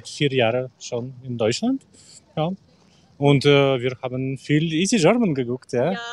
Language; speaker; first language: German; non-native, learner; Russian